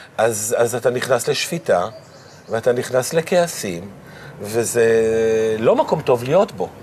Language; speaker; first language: Hebrew; native; Hebrew